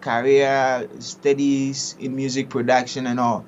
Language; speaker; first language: English; non-native, local second language; Akan